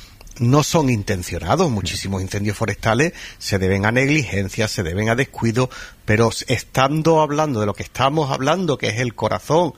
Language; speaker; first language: Spanish; native; Spanish